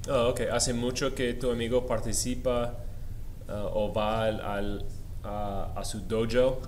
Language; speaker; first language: Spanish; non-native, fluent; English